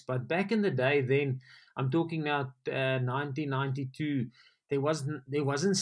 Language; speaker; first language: English; non-native, local second language; Afrikaans